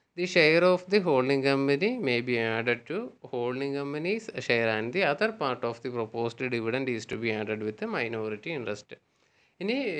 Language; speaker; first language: English; non-native, local second language; Malayalam